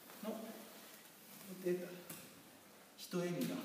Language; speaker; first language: Russian; non-native, learner; Japanese